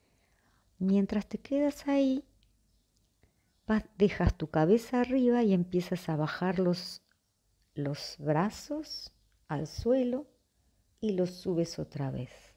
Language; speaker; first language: Spanish; native; Spanish